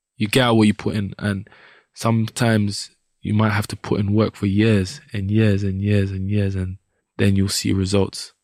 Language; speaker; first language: English; native; English